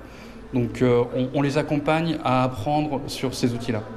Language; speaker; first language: French; native; French